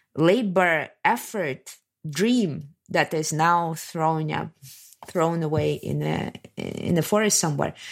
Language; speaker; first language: English; non-native, fluent; Kazakh